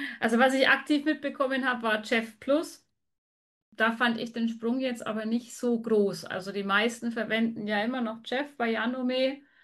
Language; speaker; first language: German; native; German